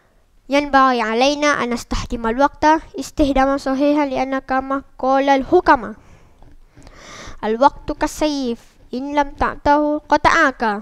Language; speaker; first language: Arabic; non-native, learner; Malay